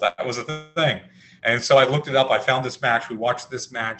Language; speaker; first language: English; native; English